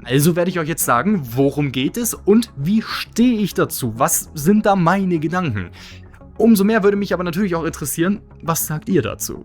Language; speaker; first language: German; native; German